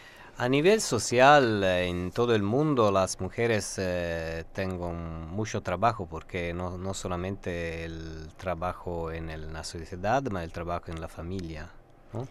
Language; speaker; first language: Spanish; non-native, learner; Italian